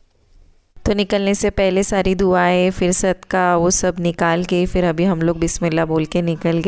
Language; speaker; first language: Hindi; native; Hindi